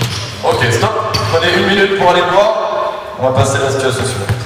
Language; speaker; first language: French; native; French